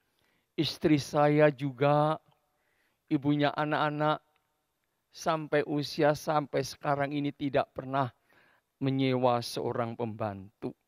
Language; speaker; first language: Indonesian; native; Indonesian